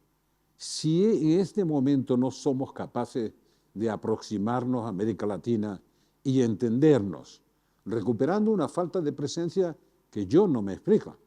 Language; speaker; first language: Spanish; native; Spanish